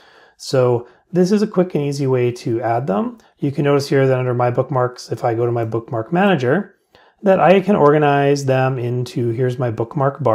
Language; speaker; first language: English; native; English